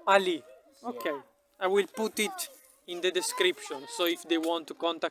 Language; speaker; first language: English; non-native, local second language; Italian